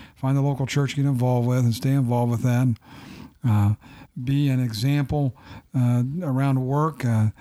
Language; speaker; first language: English; native; English